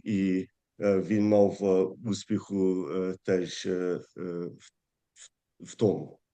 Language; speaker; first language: Ukrainian; early bilingual, heritage; Ukrainian